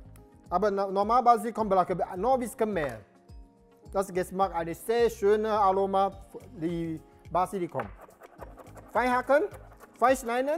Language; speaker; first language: German; non-native, learner; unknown